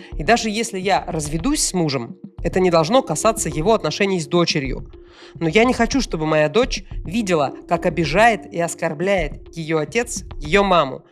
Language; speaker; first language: Russian; native; Russian